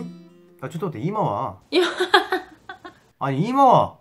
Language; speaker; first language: Korean; native; Korean